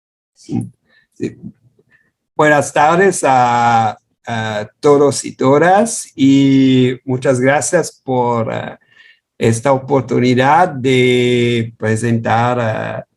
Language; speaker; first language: Spanish; non-native, fluent; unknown